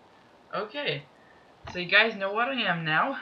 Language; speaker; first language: English; native; English